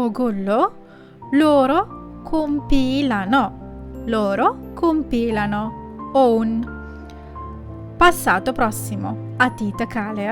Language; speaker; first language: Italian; non-native, fluent; Sinhala